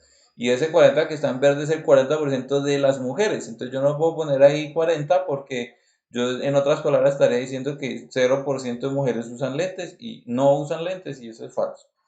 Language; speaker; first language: Spanish; native; Spanish